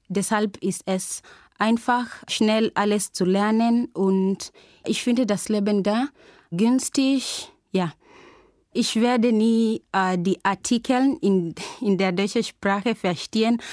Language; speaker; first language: German; non-native, fluent; Swahili